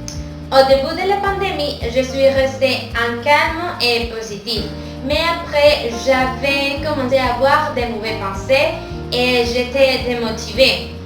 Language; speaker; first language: French; non-native, fluent; Spanish